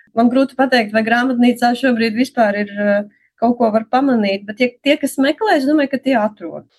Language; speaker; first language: Latvian; native; Latvian